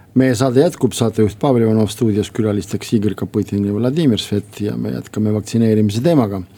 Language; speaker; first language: Estonian; non-native, local second language; Russian